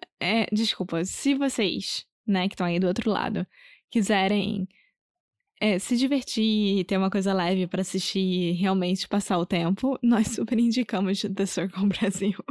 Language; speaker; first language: Portuguese; native; Portuguese